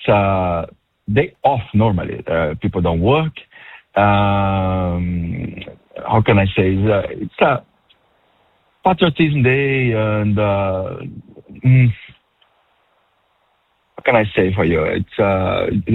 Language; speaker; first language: English; non-native, fluent; Portuguese